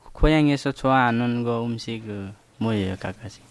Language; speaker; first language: Korean; non-native, learner; Nepali